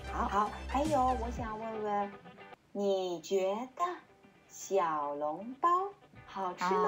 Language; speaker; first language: Chinese; non-native, fluent; Japanese